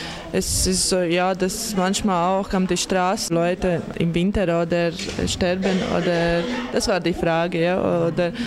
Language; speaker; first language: German; non-native, learner; Latvian